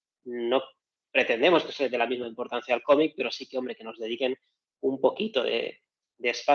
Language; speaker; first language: Spanish; native; Spanish